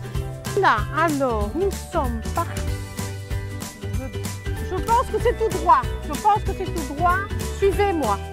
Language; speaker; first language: French; native; French